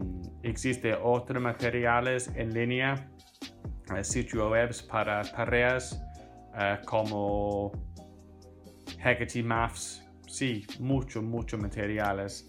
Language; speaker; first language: Spanish; non-native, fluent; English